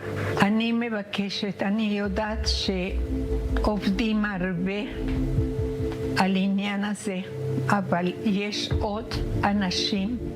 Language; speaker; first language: Hebrew; non-native, learner; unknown